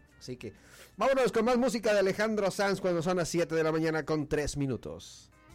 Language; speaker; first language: Spanish; native; Spanish